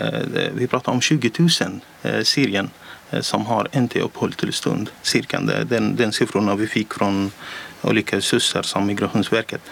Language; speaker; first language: Swedish; non-native, learner; Arabic